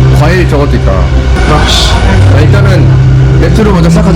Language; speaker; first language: Korean; native; Korean